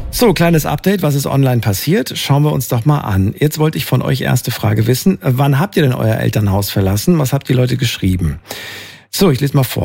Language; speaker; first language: German; native; German